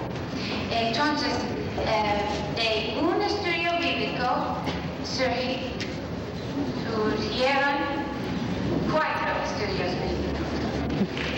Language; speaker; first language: Spanish; non-native, fluent; English